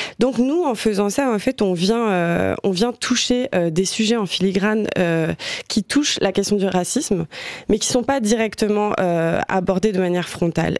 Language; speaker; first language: French; native; French